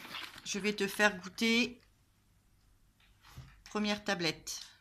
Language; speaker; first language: French; native; French